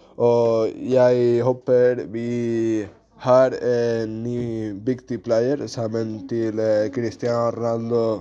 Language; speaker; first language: Norwegian; non-native, learner; Spanish